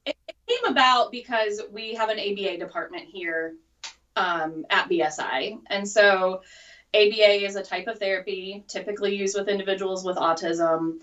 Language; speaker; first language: English; native; English